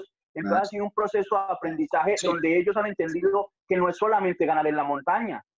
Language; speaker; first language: Spanish; native; Spanish